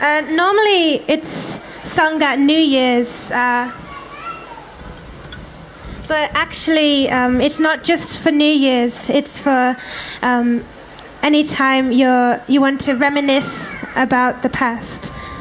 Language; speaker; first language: English; native; English